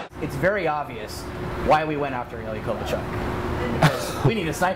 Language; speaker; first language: English; native; English